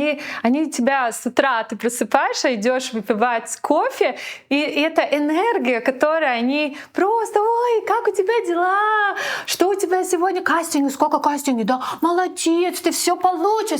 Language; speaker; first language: Russian; non-native, local second language; Latvian